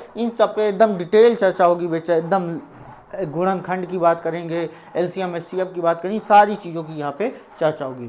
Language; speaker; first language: Hindi; native; Hindi